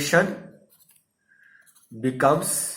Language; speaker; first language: English; non-native, local second language; Hindi